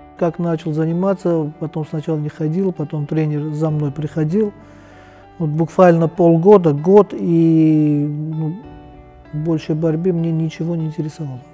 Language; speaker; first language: Russian; non-native, local second language; Armenian